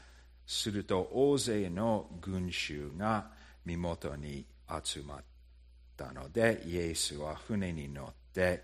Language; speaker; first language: Japanese; non-native, fluent; English